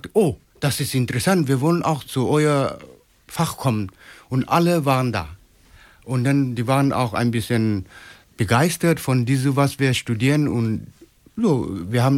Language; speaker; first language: German; non-native, learner; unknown